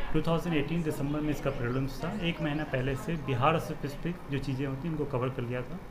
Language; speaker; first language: Hindi; native; Hindi